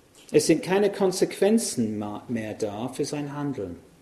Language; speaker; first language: German; non-native, fluent; English